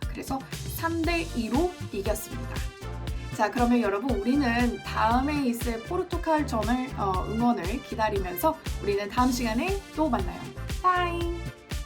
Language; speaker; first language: Korean; native; Korean